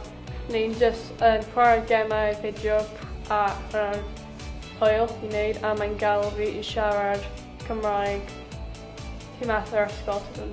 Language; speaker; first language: Welsh; non-native, local second language; English